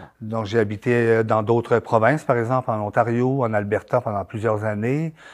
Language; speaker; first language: French; native; French